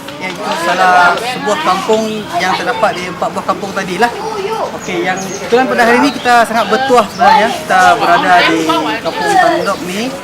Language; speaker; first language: Malay; non-native, local second language; Thai